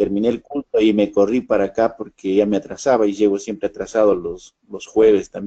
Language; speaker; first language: Spanish; native; Spanish